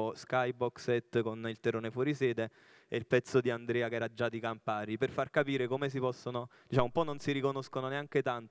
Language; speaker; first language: Italian; native; Italian